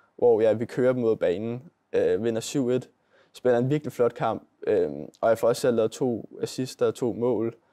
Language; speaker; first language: Danish; native; Danish